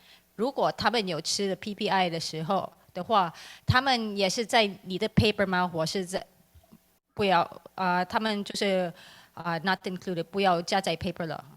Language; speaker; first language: Chinese; non-native, learner; English